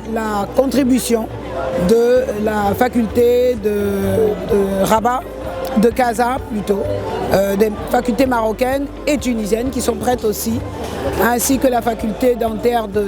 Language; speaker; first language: French; non-native, local second language; Arabic